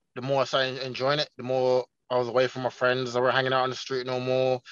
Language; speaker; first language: English; non-native, local second language; Jamaican Creole English